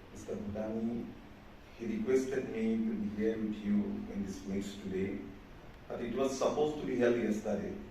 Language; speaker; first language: English; non-native, local second language; Assamese